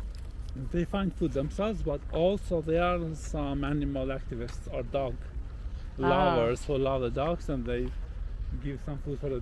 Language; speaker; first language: English; non-native, local second language; Albanian